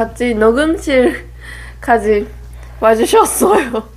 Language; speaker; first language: Korean; non-native, fluent; Japanese